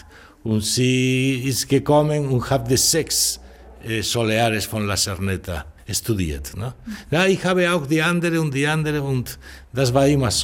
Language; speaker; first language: German; non-native, learner; Spanish